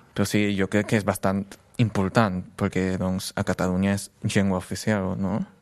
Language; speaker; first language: Catalan; early bilingual, other home language; Chinese